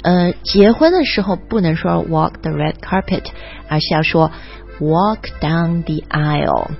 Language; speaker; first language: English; non-native, fluent; Chinese